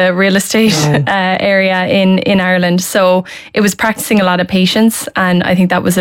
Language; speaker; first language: English; native; English